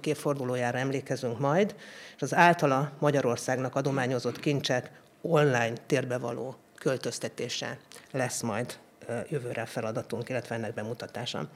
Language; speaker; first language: Hungarian; native; Hungarian